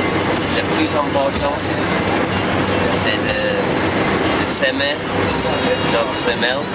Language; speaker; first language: French; non-native, learner; English